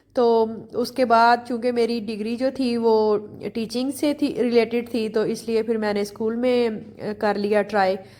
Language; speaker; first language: Urdu; native; Urdu